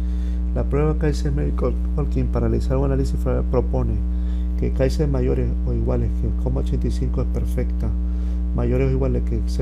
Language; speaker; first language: Spanish; native; Spanish